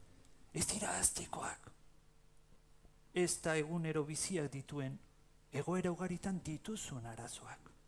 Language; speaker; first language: Basque; native; Basque